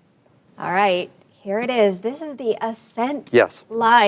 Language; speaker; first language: English; native; English